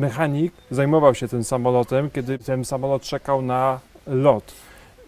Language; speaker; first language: Polish; native; Polish